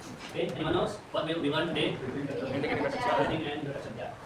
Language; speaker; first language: English; non-native, learner; Indonesian